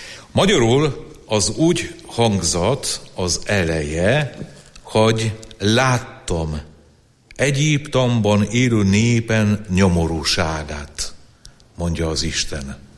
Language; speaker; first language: Hungarian; non-native, fluent; Polish